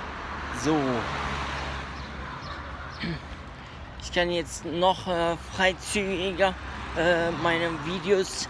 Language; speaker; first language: German; early bilingual, other home language; Turkish